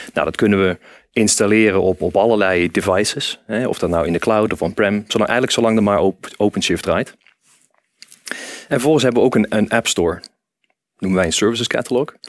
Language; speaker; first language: Dutch; native; Dutch